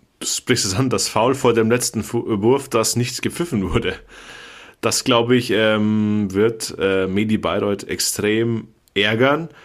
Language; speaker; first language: German; native; German